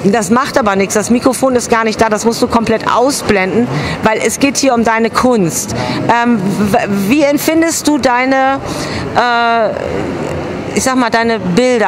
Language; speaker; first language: German; native; German